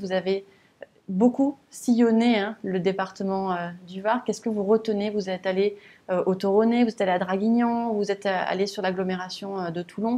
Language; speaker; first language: French; native; French